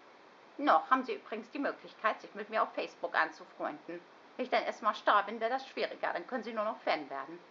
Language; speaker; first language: German; native; German